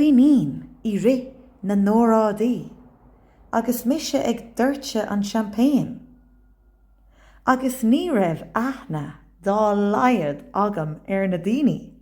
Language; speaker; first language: Irish; non-native, local second language; English